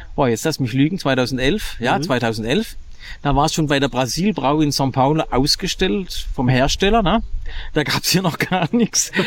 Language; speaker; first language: German; native; German